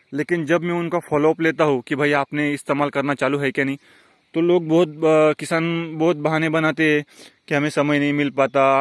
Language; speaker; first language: Hindi; non-native, local second language; Marathi